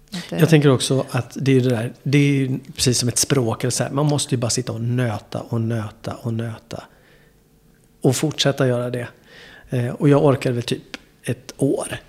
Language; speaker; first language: Swedish; native; Swedish